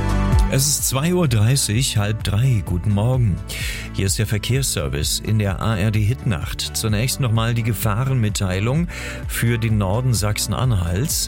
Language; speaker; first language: German; native; German